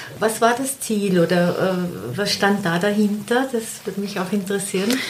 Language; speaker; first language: German; native; German